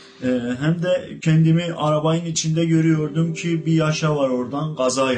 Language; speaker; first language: Turkish; non-native, local second language; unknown